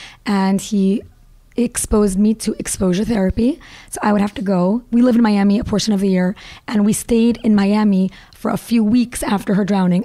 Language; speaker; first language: English; native; English